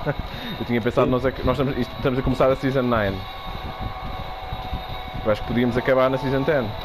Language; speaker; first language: Portuguese; native; Portuguese